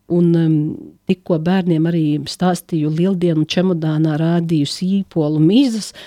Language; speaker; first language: Latvian; native; Latvian